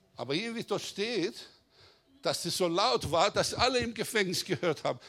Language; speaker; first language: German; non-native, fluent; Greek